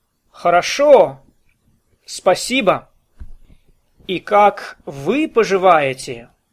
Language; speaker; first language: Russian; non-native, learner; English